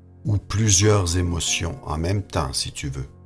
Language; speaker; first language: French; native; French